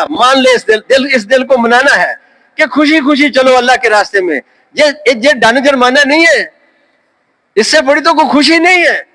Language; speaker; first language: Urdu; native; Urdu